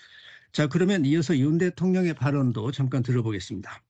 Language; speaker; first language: Korean; native; Korean